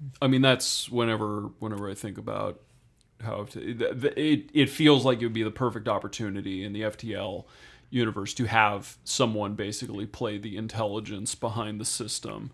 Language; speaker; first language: English; native; English